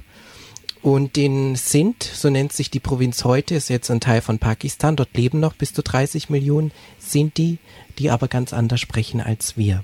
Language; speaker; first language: German; native; German